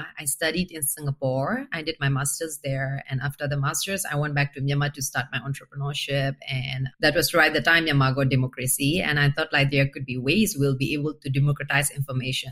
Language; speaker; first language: English; non-native, fluent; Burmese